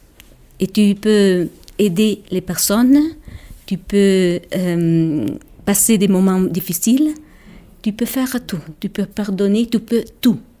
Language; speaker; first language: French; non-native, local second language; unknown